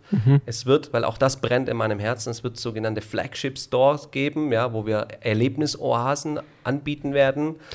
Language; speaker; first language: German; non-native, fluent; Italian